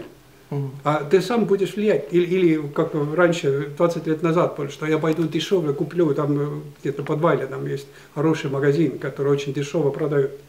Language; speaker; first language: Russian; non-native, local second language; Estonian